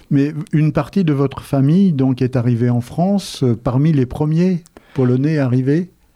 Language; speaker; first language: French; native; French